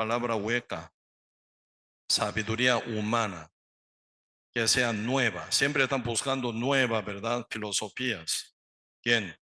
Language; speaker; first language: Spanish; non-native, learner; Korean